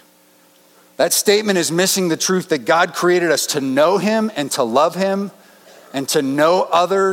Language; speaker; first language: English; native; English